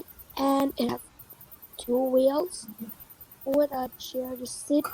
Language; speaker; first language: English; non-native, learner; Vietnamese